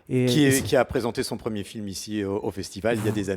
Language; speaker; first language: French; native; French